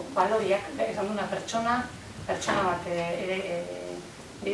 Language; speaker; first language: Basque; native; Basque